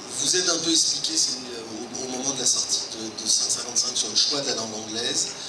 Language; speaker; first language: French; native; French